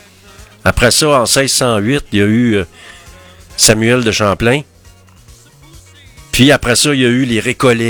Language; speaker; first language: French; native; French